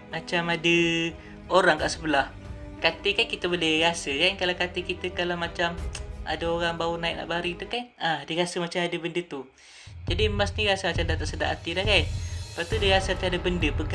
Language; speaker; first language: Malay; native; Malay